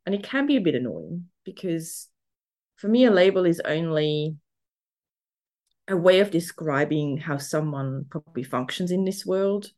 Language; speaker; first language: English; non-native, fluent; German